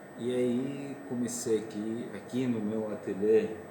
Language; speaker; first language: Portuguese; non-native, learner; Arabic